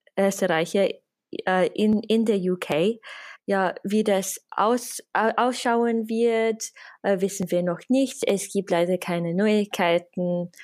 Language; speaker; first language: German; non-native, fluent; English